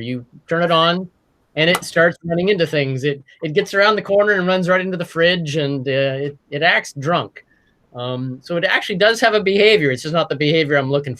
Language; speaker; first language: English; native; English